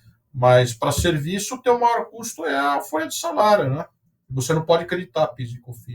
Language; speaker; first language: Portuguese; native; Portuguese